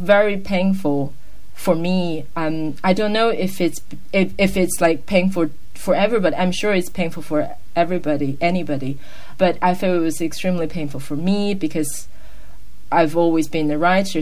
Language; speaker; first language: English; non-native, fluent; Chinese